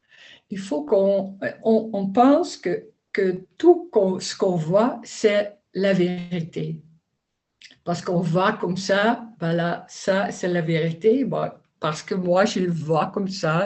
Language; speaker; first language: French; non-native, learner; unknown